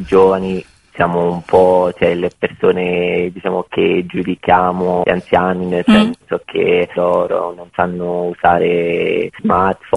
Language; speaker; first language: Italian; non-native, fluent; Bosnian